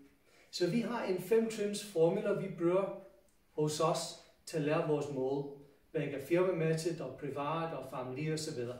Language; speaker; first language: Danish; non-native, fluent; English